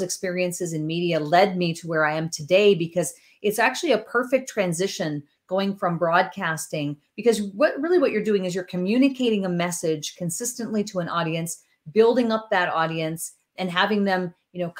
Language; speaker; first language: English; native; English